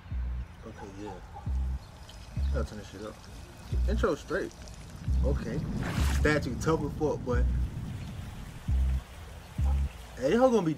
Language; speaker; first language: English; native; English